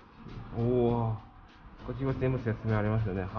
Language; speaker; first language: Japanese; non-native, fluent; Chinese